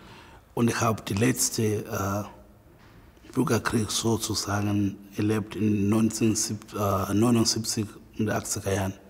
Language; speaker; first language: German; non-native, fluent; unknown